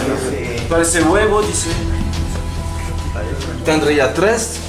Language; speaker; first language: Spanish; non-native, fluent; French